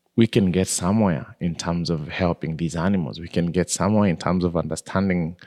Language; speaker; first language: English; non-native, local second language; Kikuyu